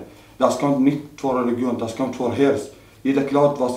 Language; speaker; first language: German; non-native, learner; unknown